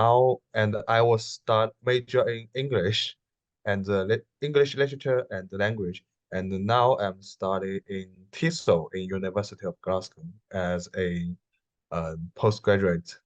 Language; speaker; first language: English; non-native, learner; Chinese